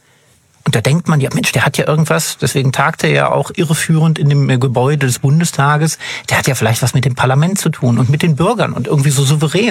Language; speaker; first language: German; native; German